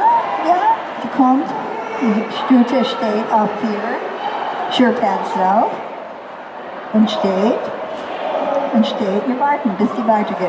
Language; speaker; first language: German; non-native, fluent; English